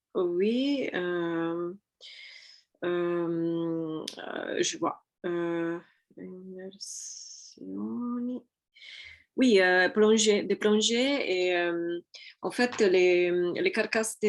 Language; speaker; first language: French; non-native, fluent; Italian